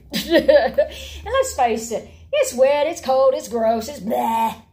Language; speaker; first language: English; native; English